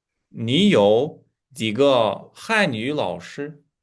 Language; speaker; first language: Chinese; non-native, fluent; Uzbek